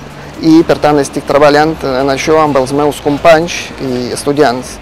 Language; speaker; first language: Catalan; non-native, fluent; Russian